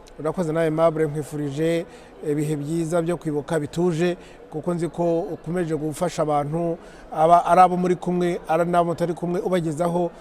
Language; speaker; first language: Kinyarwanda; native; Kinyarwanda